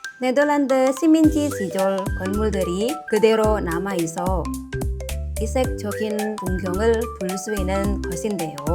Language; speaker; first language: Korean; non-native, fluent; Indonesian